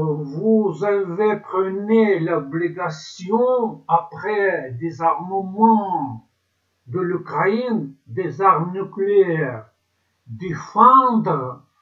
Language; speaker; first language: French; non-native, learner; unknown